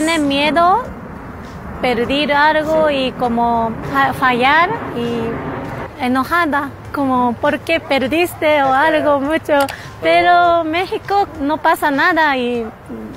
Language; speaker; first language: Spanish; non-native, learner; Japanese